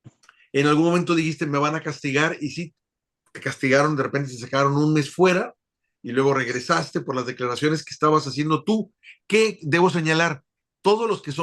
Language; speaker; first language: Spanish; native; Spanish